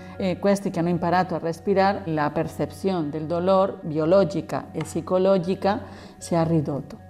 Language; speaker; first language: Italian; non-native, learner; Spanish